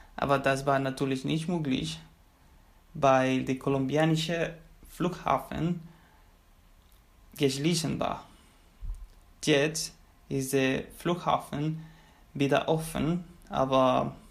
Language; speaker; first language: German; non-native, learner; Spanish